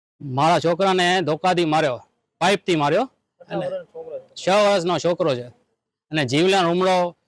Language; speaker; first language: Gujarati; non-native, local second language; Sindhi